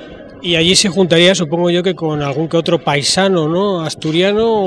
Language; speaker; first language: Spanish; native; Spanish